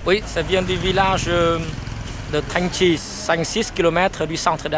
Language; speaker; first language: French; non-native, fluent; Vietnamese